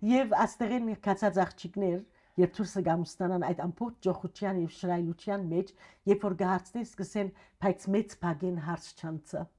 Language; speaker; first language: Armenian; early bilingual, heritage; Armenian